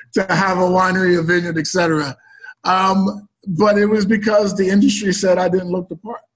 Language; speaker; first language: English; native; English